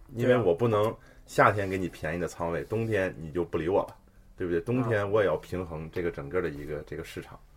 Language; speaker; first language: Chinese; native; Chinese